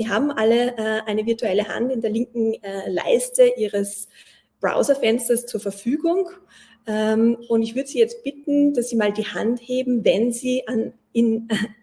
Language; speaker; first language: German; native; German